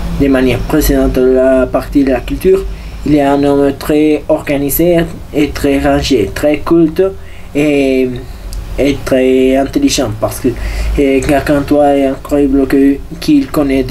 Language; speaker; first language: French; non-native, learner; Spanish